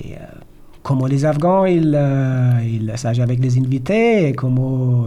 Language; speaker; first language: French; non-native, learner; Persian